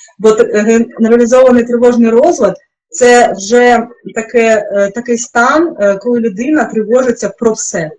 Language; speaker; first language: Ukrainian; non-native, local second language; Russian